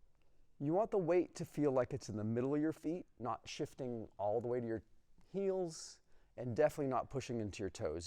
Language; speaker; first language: English; native; English